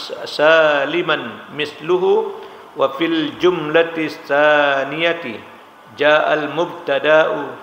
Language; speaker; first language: Arabic; non-native, learner; Indonesian